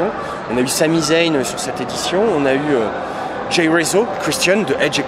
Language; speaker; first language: French; native; French